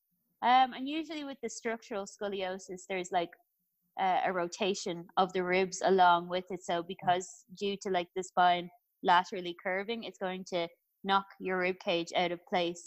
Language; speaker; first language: English; native; English